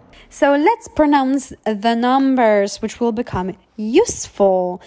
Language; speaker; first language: English; non-native, fluent; Polish